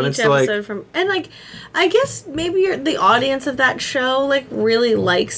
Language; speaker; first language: English; native; English